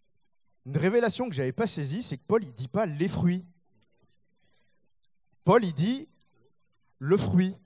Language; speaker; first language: French; native; French